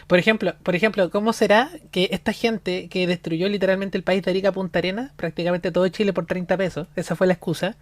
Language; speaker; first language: Spanish; native; Spanish